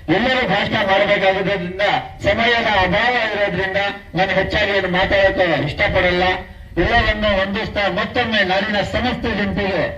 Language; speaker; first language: Kannada; non-native, local second language; Urdu